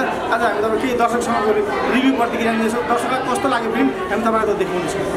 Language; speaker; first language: Nepali; native; Nepali